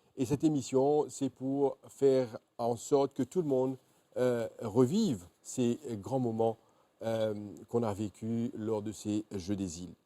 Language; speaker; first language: French; non-native, local second language; Morisyen